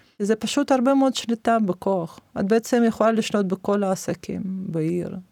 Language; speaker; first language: Hebrew; non-native, fluent; Russian